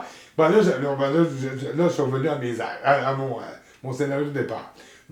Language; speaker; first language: French; native; French